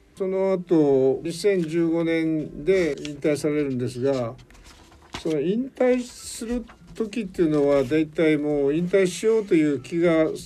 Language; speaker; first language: Japanese; native; Japanese